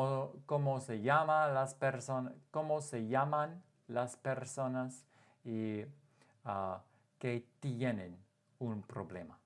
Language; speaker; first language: Spanish; non-native, fluent; English